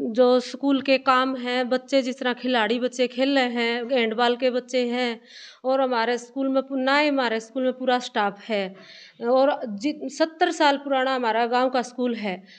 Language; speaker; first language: Hindi; native; Hindi